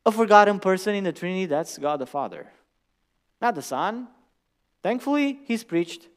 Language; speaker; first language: English; non-native, fluent; Romanian